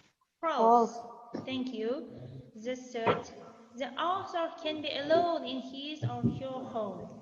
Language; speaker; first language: English; non-native, fluent; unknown